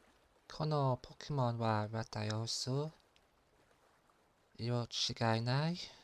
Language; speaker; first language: Japanese; non-native, learner; English